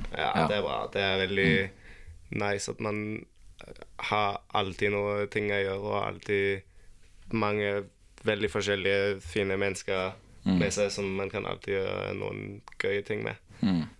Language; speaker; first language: Norwegian; non-native, learner; German